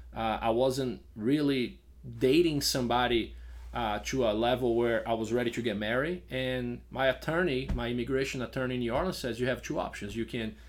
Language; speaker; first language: English; non-native, fluent; Portuguese